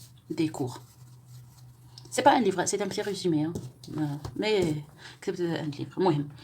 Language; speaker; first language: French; non-native, local second language; Arabic